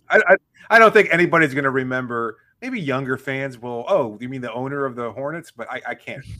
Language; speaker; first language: English; native; English